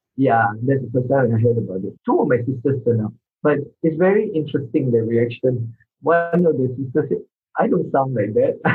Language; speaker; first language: English; non-native, local second language; Min Nan Chinese